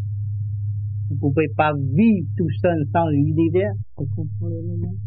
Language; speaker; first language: French; non-native, learner; Vietnamese